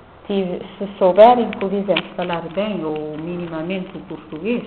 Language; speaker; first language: Portuguese; non-native, local second language; Kabuverdianu